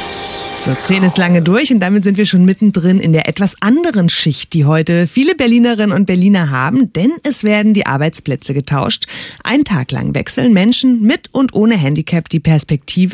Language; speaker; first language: German; native; German